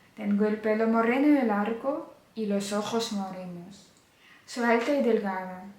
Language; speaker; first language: Spanish; non-native, fluent; Ukrainian